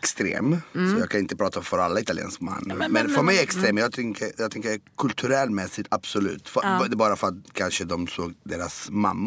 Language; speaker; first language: Swedish; non-native, fluent; Italian